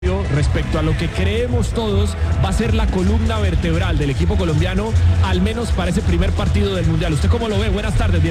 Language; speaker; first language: Spanish; native; Spanish